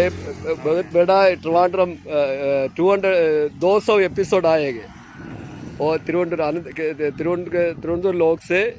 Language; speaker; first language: Hindi; non-native, learner; Malayalam